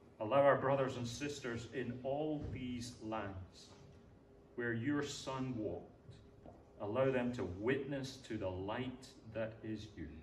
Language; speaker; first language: English; native; English